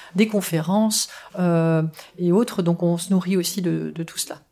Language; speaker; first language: French; native; French